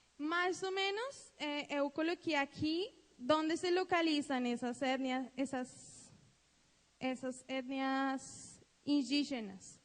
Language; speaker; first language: Portuguese; non-native, fluent; Spanish